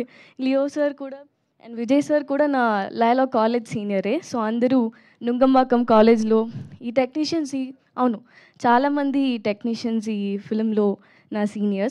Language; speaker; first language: Telugu; non-native, local second language; Tamil